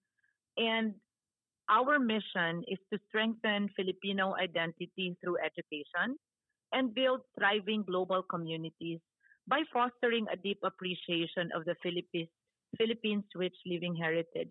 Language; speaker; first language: English; non-native, local second language; Cebuano